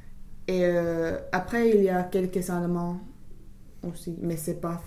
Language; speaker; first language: French; non-native, fluent; English